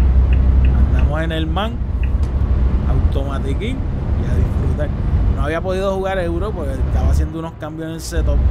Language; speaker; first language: Spanish; native; Spanish